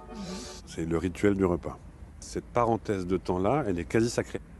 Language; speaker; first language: French; native; French